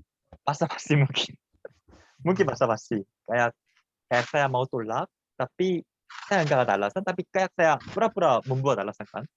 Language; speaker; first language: Indonesian; non-native, fluent; Korean